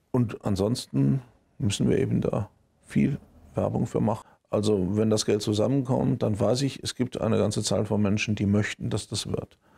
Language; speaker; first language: German; native; German